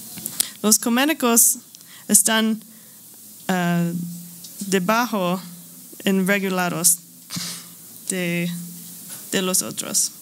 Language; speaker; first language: Spanish; non-native, learner; English